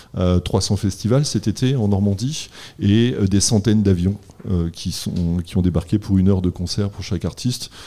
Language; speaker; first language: French; native; French